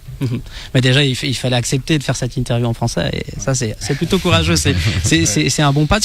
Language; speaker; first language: French; native; French